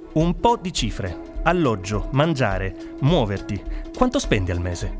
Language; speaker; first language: Italian; native; Italian